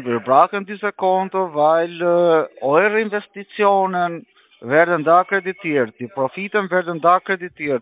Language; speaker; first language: German; non-native, learner; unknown